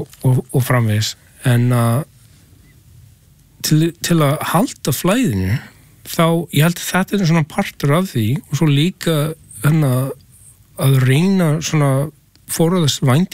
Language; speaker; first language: Icelandic; non-native, learner; English